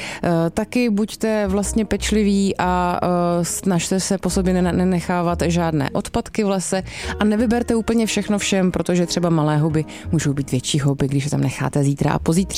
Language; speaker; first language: Czech; native; Czech